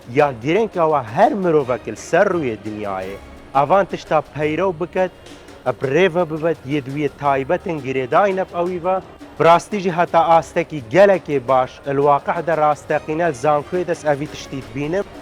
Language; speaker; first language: Kurdish; native; Kurdish